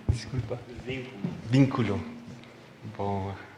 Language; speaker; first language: Portuguese; non-native, learner; Spanish